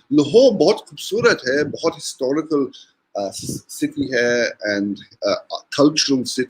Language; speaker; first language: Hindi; non-native, learner; English